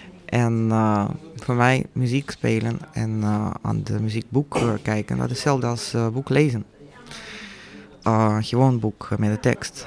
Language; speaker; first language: Dutch; non-native, fluent; Russian